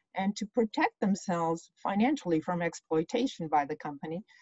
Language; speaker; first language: English; early bilingual, other home language; Ukrainian